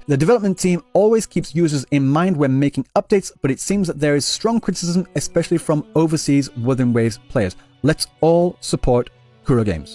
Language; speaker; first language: English; native; English